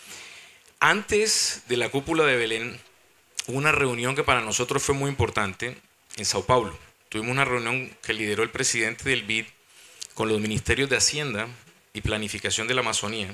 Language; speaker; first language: Spanish; native; Spanish